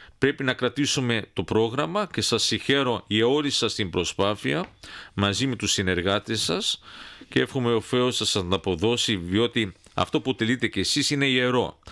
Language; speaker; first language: Greek; early bilingual, heritage; Greek